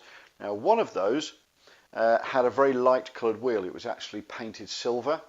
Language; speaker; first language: English; native; English